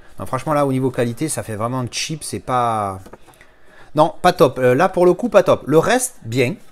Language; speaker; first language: French; native; French